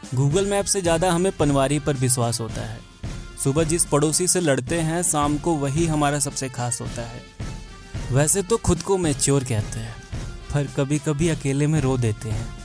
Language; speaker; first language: Hindi; native; Hindi